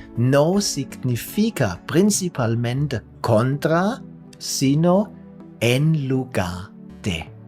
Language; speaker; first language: Spanish; non-native, fluent; German